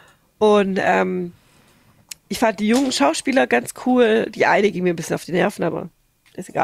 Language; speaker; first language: German; native; German